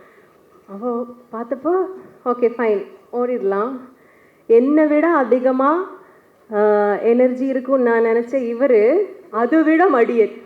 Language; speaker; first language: Tamil; non-native, learner; Malayalam